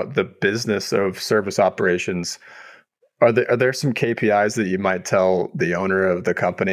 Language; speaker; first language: English; native; English